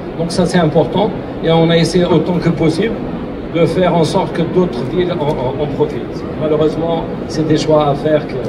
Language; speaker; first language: French; non-native, local second language; Arabic